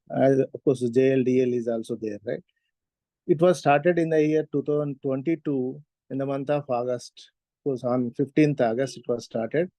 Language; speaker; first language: English; non-native, local second language; Telugu